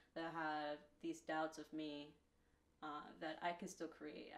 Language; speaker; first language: English; native; English